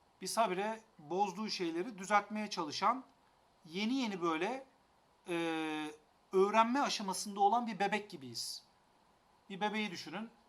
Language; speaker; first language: Turkish; native; Turkish